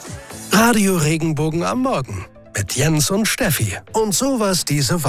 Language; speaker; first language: German; native; German